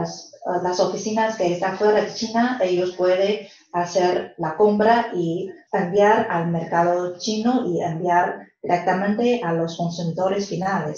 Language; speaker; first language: Spanish; non-native, fluent; Chinese